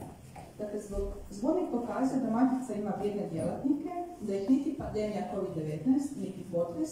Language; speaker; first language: Croatian; native; Croatian